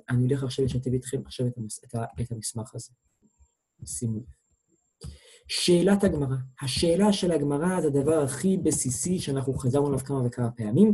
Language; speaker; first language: Hebrew; native; Hebrew